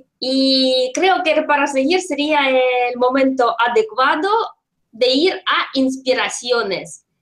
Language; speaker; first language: Spanish; non-native, fluent; Russian